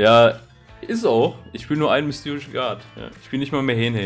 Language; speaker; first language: German; native; German